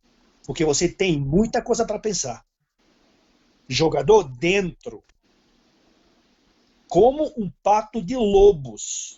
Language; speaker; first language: Portuguese; non-native, fluent; Serbian